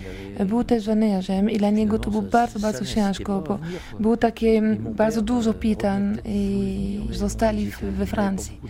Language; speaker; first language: Polish; non-native, learner; French